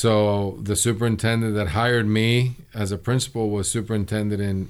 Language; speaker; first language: English; early bilingual, other home language; Spanish